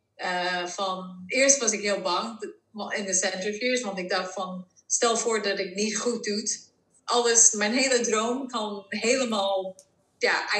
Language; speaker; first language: Dutch; non-native, fluent; English